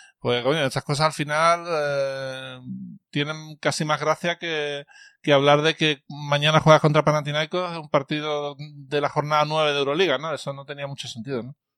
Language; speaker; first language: Spanish; native; Spanish